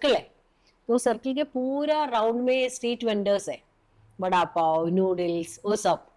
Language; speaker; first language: Hindi; non-native, local second language; Malayalam